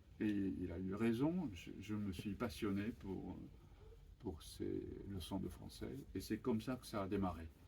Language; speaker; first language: French; non-native, fluent; Japanese